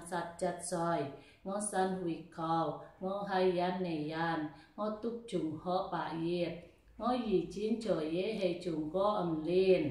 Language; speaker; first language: Chinese; non-native, learner; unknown